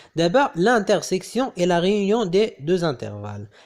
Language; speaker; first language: French; non-native, local second language; Arabic